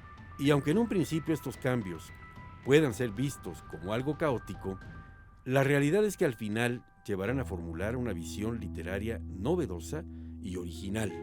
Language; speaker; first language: Spanish; native; Spanish